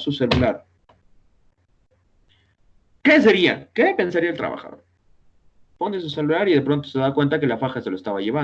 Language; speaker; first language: Spanish; native; Spanish